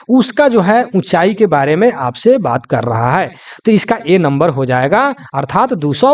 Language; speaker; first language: Hindi; native; Hindi